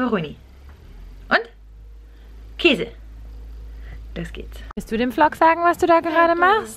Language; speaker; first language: German; native; German